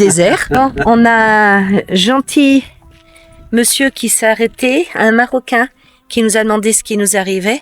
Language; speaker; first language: French; native; French